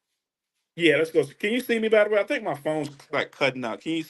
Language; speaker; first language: English; native; English